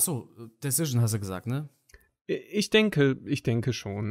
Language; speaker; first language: German; native; German